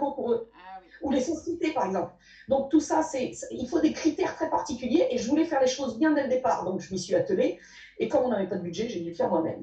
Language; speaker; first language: French; native; French